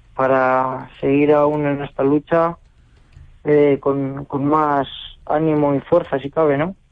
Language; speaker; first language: Spanish; native; Spanish